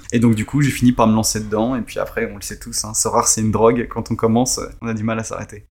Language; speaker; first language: French; early bilingual, other home language; Portuguese